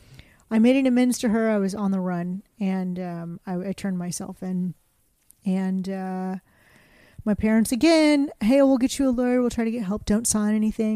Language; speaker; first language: English; native; English